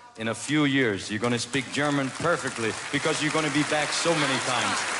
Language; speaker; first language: English; non-native, fluent; German